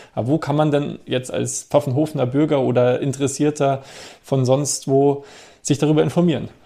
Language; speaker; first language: German; native; German